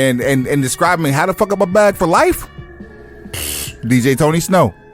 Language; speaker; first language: English; native; English